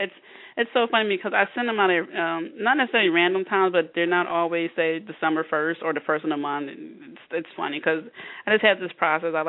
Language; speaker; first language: English; native; English